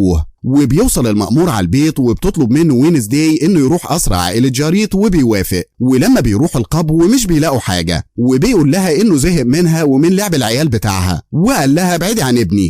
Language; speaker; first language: Arabic; native; Arabic